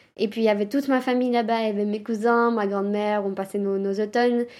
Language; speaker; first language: French; early bilingual, other home language; Romanian